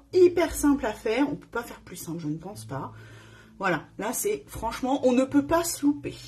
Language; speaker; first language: French; native; French